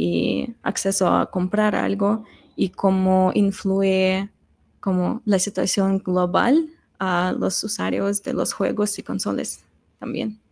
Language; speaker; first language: Spanish; non-native, fluent; Russian